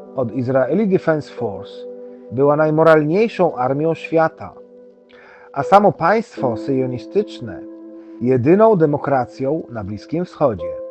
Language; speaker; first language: Polish; non-native, fluent; Arabic